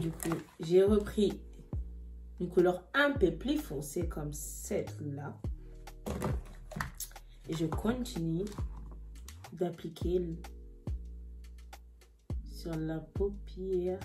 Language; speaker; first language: French; native; French